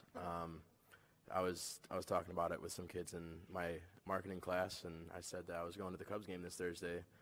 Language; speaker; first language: English; native; English